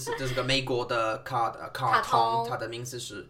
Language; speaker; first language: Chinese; non-native, learner; English